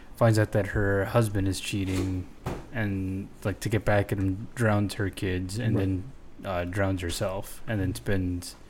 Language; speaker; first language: English; native; English